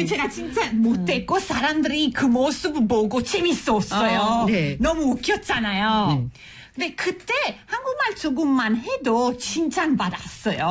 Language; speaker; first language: Korean; non-native, fluent; Italian